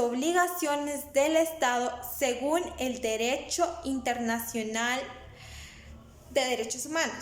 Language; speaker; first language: Spanish; native; Spanish